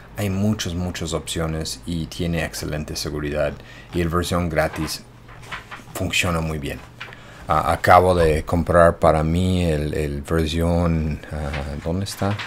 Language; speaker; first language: Spanish; non-native, fluent; English